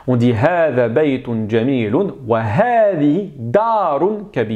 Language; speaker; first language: Arabic; non-native, fluent; French